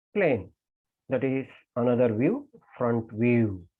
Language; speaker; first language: English; non-native, local second language; Kannada